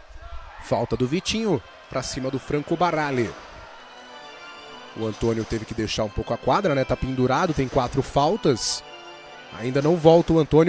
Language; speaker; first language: Portuguese; native; Portuguese